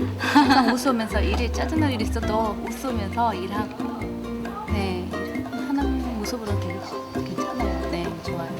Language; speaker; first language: Korean; non-native, fluent; Indonesian